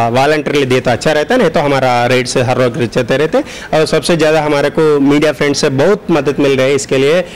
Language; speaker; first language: Hindi; non-native, local second language; Telugu